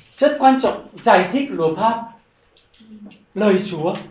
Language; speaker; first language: Vietnamese; non-native, learner; Korean